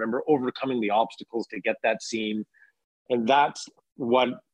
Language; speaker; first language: English; native; English